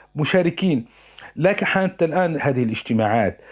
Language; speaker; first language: Arabic; native; Arabic